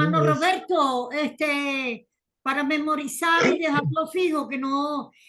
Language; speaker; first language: Spanish; native; Spanish